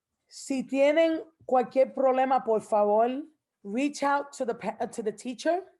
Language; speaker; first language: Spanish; early bilingual, heritage; Spanish